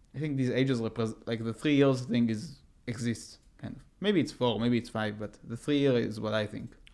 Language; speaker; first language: English; non-native, fluent; Hebrew